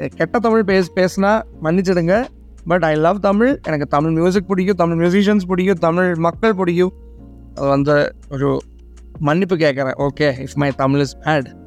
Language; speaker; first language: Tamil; non-native, learner; Malayalam